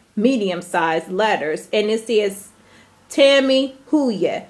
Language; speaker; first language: English; native; English